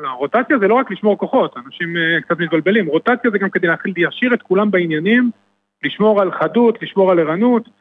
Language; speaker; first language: Hebrew; native; Hebrew